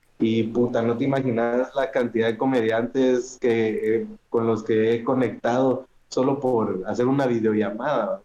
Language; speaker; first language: Spanish; native; Spanish